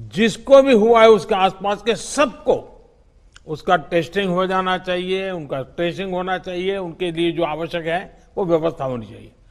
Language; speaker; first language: Hindi; non-native, local second language; Gujarati